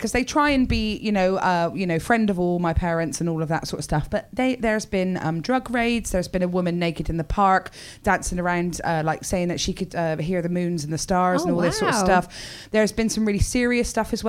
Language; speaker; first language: English; native; English